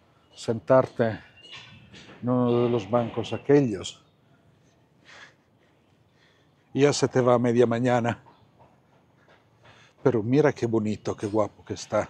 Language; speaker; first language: Spanish; non-native, fluent; Italian